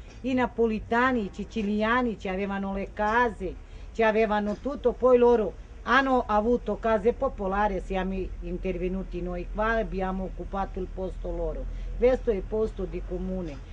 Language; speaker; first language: Italian; non-native, fluent; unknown